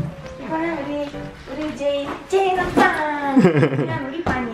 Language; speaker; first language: Korean; non-native, learner; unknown